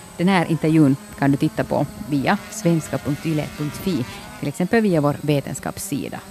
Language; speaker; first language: Swedish; native; Swedish